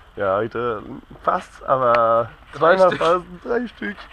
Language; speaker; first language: German; non-native, learner; French